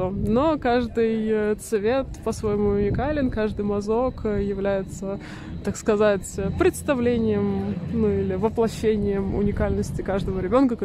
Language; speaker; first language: Russian; native; Russian